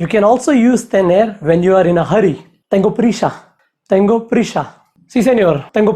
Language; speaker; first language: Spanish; non-native, learner; Hindi